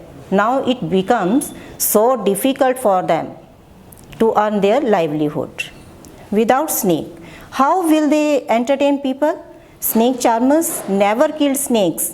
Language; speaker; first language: English; non-native, local second language; Gujarati